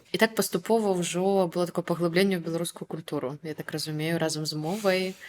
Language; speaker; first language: Belarusian; non-native, local second language; Russian